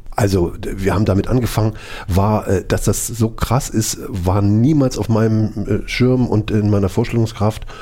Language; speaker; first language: German; native; German